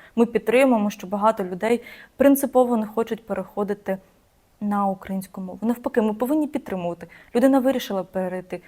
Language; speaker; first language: Ukrainian; non-native, local second language; Russian